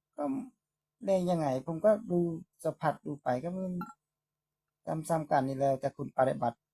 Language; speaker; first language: Thai; non-native, fluent; Khmer